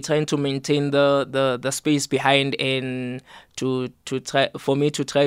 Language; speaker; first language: English; non-native, local second language; Southern Sotho